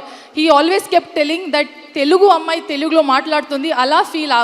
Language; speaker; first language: Telugu; non-native, learner; Kannada